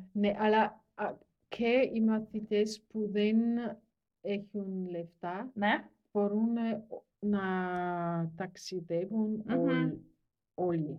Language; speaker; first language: Greek; non-native, learner; German